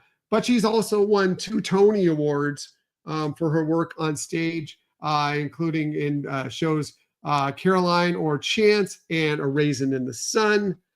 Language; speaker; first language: English; native; English